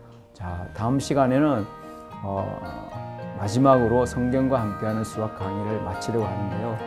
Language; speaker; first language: Korean; native; Korean